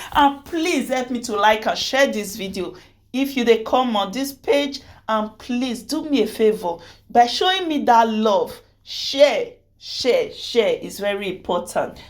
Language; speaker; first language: Nigerian Pidgin; native; Nigerian Pidgin